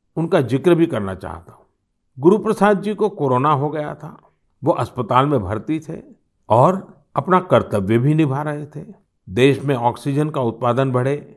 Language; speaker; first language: Hindi; non-native, local second language; Gujarati